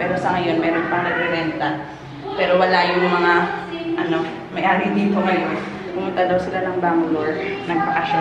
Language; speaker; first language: Filipino; non-native, local second language; Hiligaynon